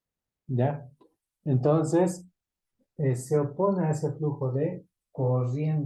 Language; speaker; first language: Spanish; native; Spanish